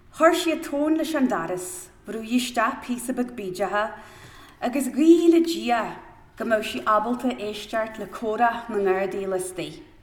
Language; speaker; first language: Irish; native; Irish